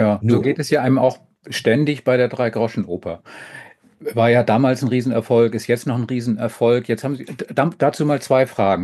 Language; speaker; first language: German; native; German